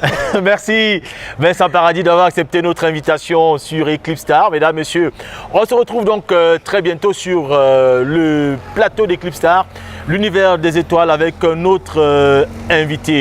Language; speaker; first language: French; native; French